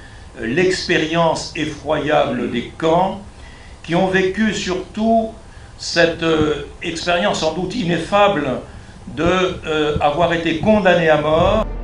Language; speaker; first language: French; native; French